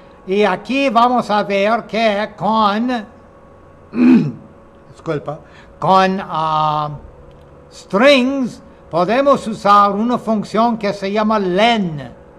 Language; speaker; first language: Spanish; non-native, fluent; English